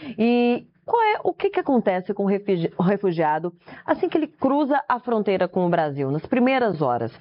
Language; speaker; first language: Portuguese; native; Portuguese